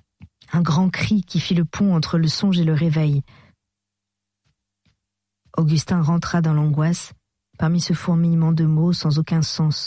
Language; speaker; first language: French; native; French